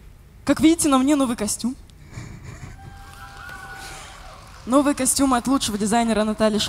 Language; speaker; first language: Russian; native; Russian